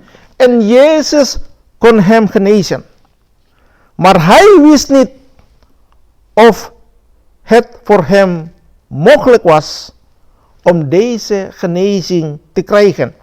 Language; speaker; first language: Dutch; non-native, fluent; Indonesian